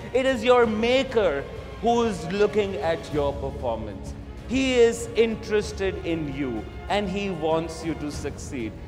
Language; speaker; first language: English; non-native, local second language; Urdu